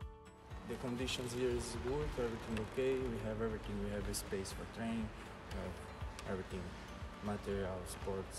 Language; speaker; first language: English; non-native, learner; Portuguese